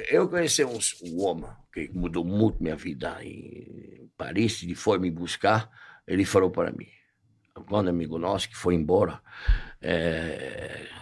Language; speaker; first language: Portuguese; non-native, fluent; French